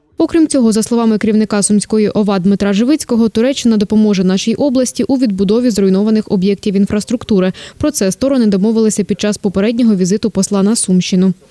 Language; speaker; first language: Ukrainian; native; Ukrainian